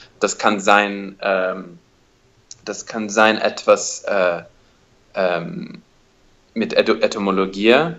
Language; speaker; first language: German; non-native, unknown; English